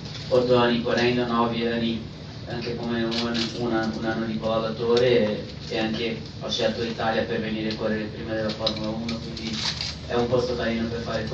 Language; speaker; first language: Italian; non-native, fluent; Portuguese